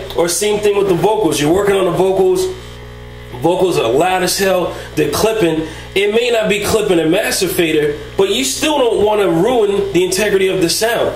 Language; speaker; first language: English; native; English